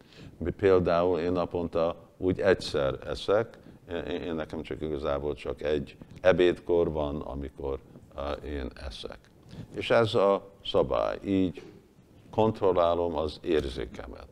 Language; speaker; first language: Hungarian; early bilingual, heritage; Hungarian